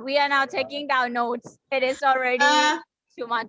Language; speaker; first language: English; non-native, fluent; Thai